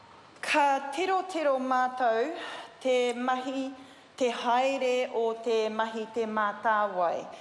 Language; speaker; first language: Māori; non-native, learner; English